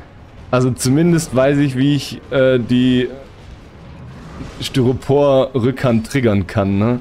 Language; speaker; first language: German; native; German